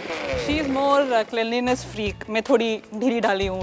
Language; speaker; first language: Hindi; native; Hindi